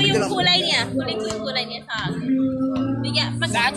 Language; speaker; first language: Filipino; non-native, learner; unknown